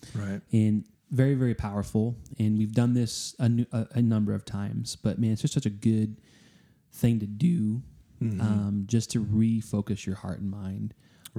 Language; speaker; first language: English; native; English